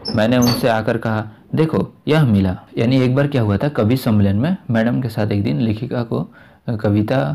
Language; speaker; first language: Hindi; native; Hindi